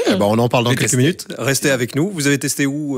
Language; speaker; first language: French; native; French